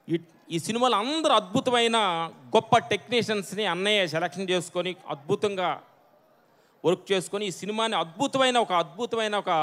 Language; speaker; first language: Telugu; native; Telugu